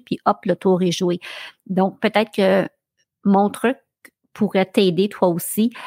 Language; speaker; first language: French; native; French